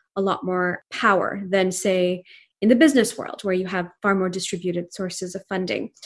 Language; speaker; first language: English; non-native, local second language; Urdu